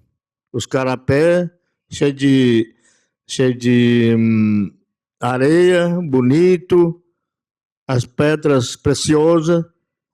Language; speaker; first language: Portuguese; non-native, local second language; Yanomámi